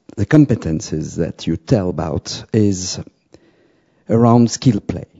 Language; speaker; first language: English; non-native, fluent; French